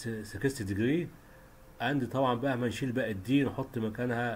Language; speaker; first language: Arabic; native; Arabic